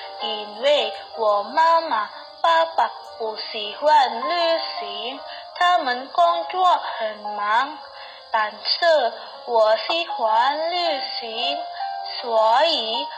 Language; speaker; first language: Chinese; non-native, learner; Indonesian